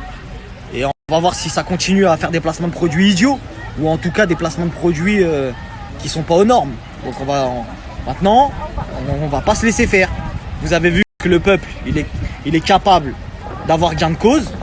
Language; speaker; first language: French; native; French